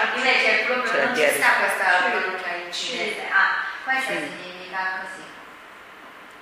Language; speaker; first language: Italian; non-native, learner; Chinese